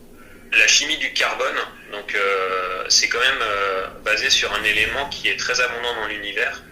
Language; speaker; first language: French; native; French